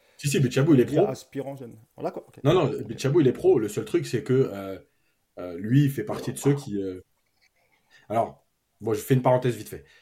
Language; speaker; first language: French; native; French